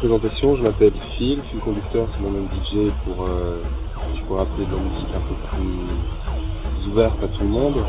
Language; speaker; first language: French; native; French